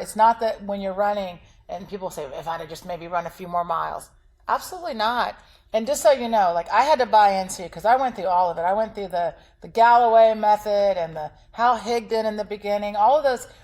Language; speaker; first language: English; native; English